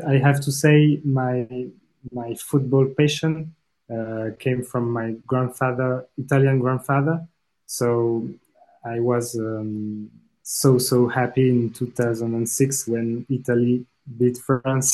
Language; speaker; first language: English; non-native, fluent; French